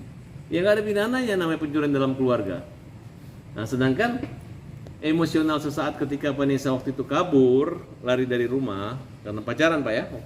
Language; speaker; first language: Indonesian; native; Indonesian